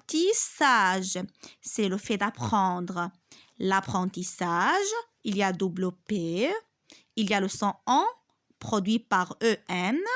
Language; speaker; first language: French; non-native, local second language; Arabic